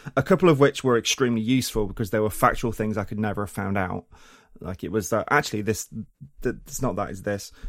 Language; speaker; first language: English; native; English